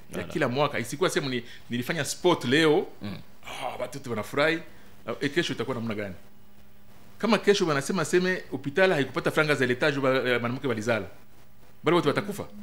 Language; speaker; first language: Swahili; non-native, local second language; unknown